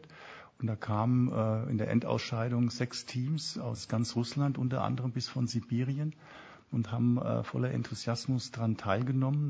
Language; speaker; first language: German; native; German